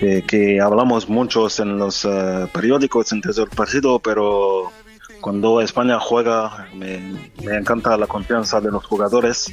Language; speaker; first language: Spanish; non-native, fluent; French